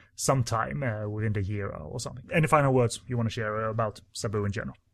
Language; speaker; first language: English; non-native, fluent; Swedish